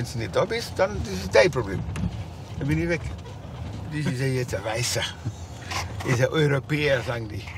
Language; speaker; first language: German; non-native, fluent; Wolof